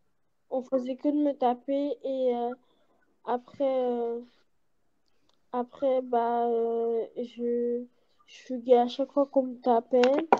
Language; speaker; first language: French; early bilingual, other home language; Portuguese